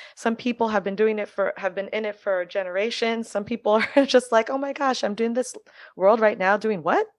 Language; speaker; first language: English; early bilingual, other home language; French